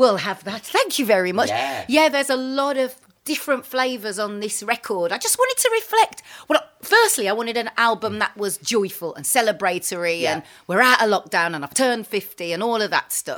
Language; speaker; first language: English; native; English